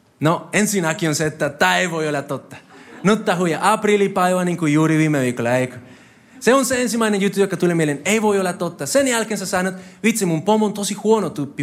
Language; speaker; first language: Finnish; non-native, fluent; Spanish